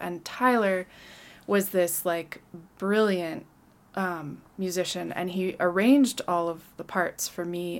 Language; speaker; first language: English; native; English